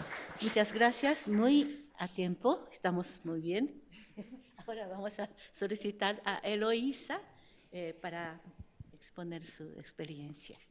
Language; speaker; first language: Spanish; non-native, fluent; Japanese